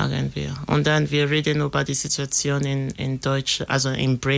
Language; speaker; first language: German; non-native, learner; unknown